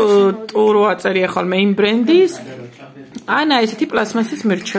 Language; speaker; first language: Georgian; native; Georgian